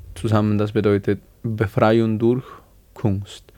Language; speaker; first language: German; non-native, learner; Spanish